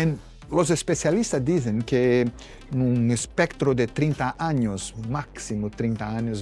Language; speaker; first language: Spanish; non-native, fluent; Portuguese